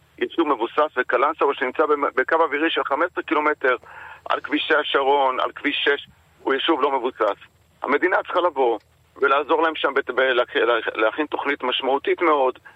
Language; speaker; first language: Hebrew; native; Hebrew